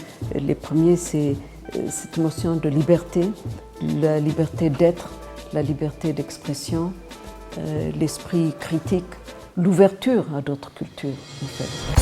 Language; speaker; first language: French; non-native, fluent; Amharic